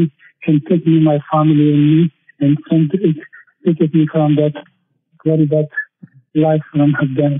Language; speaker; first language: English; non-native, learner; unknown